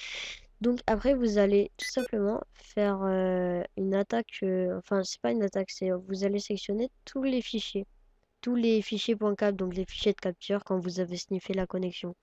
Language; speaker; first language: French; native; French